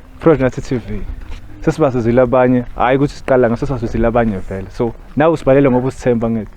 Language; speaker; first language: Zulu; native; Zulu